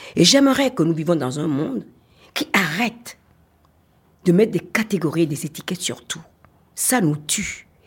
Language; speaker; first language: French; non-native, local second language; Fon